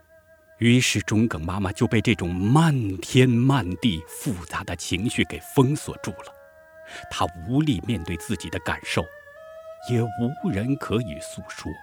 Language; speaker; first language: Chinese; native; Chinese